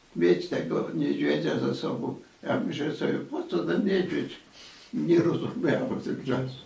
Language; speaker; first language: Polish; native; Polish